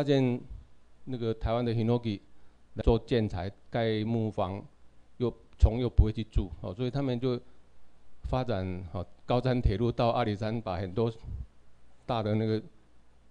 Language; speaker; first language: Chinese; non-native, local second language; Min Nan Chinese